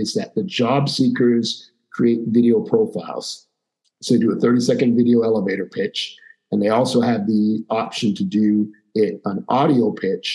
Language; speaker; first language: English; native; English